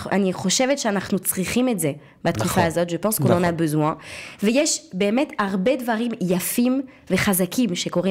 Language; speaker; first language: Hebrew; non-native, fluent; French